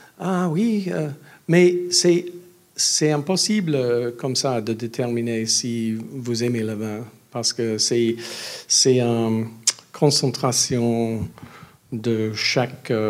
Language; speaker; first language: French; non-native, learner; English